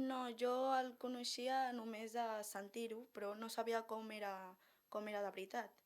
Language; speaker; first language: Catalan; non-native, local second language; Spanish